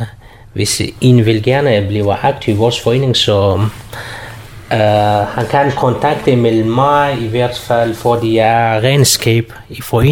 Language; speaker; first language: Danish; non-native, learner; Kurdish